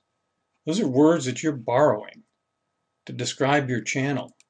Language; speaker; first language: English; native; English